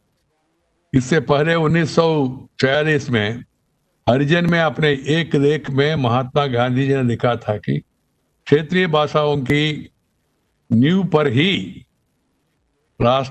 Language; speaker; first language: Hindi; non-native, local second language; Telugu